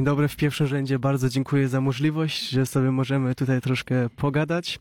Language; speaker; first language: Polish; early bilingual, heritage; Polish